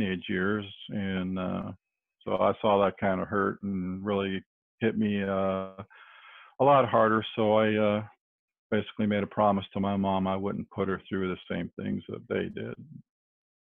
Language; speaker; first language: English; native; English